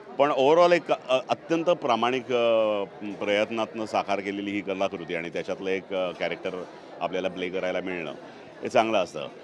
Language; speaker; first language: Marathi; native; Marathi